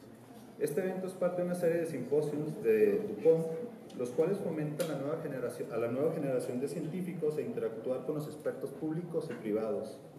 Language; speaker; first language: Spanish; native; Spanish